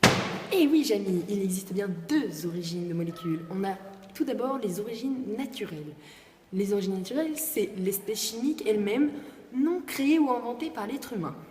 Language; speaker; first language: French; native; French